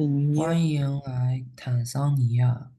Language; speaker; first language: Chinese; early bilingual, heritage; Chinese